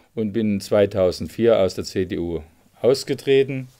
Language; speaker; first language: German; native; German